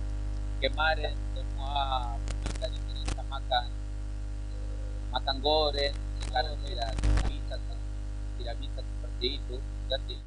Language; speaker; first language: Indonesian; non-native, learner; Spanish